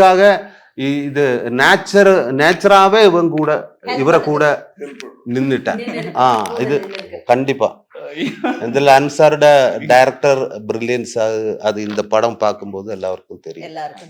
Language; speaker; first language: Tamil; non-native, learner; Malayalam